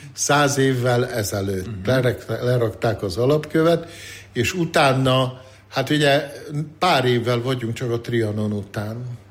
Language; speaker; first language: Hungarian; native; Hungarian